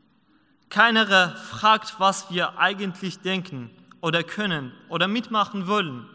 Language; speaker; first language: German; non-native, learner; Persian